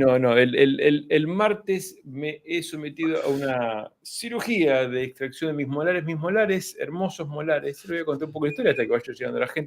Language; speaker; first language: Spanish; native; Spanish